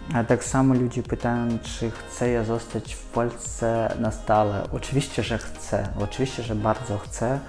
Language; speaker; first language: Polish; non-native, fluent; Russian